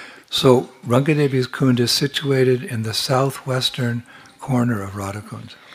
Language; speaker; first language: English; native; English